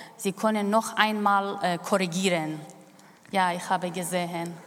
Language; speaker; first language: German; non-native, learner; Kurdish